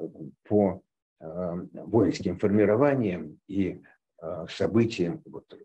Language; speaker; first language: Russian; native; Russian